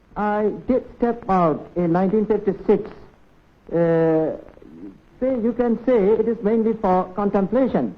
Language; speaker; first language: English; non-native, local second language; Burmese